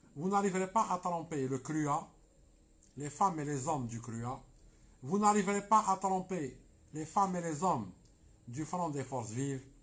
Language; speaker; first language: French; non-native, local second language; Arabic